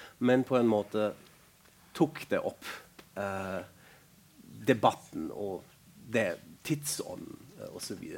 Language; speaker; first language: Norwegian; non-native, fluent; German